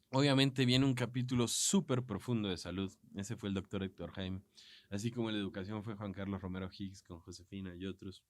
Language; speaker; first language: Spanish; native; Spanish